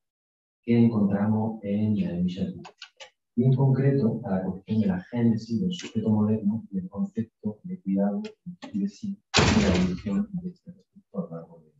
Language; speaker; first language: Spanish; native; Spanish